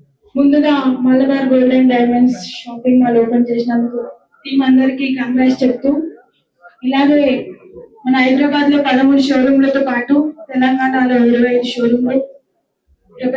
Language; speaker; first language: Telugu; native; Telugu